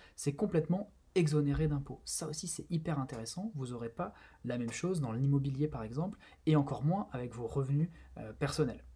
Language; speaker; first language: French; native; French